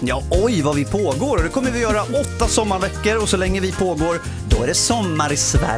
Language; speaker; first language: Swedish; native; Swedish